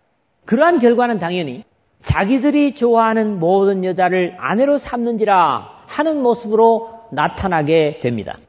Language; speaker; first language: Korean; native; Korean